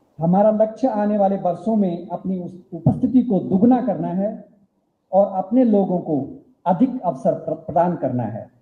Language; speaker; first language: Hindi; native; Hindi